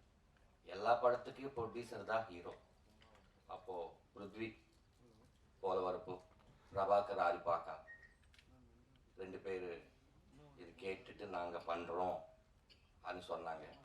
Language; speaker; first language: Tamil; non-native, learner; Telugu